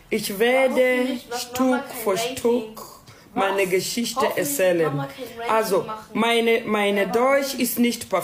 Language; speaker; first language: German; non-native, learner; Swahili